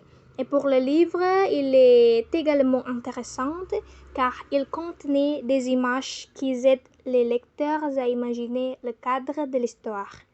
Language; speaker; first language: French; non-native, learner; Indonesian